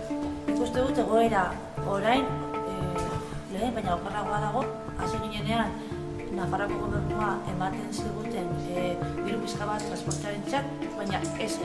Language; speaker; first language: Basque; non-native, local second language; Spanish